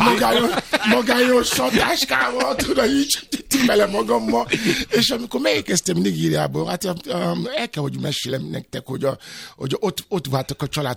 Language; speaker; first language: Hungarian; non-native, fluent; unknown